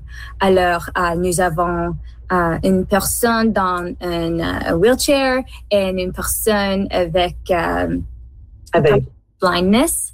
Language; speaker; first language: French; non-native, learner; English